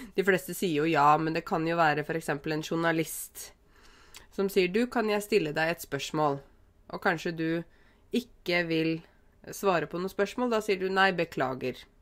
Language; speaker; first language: Norwegian; native; Norwegian